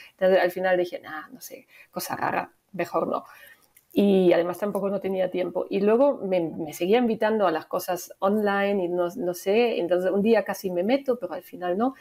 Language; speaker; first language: Spanish; non-native, fluent; German